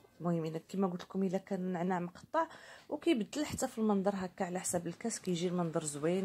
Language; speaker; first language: Arabic; native; Arabic